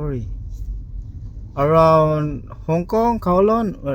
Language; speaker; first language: English; non-native, learner; Nepali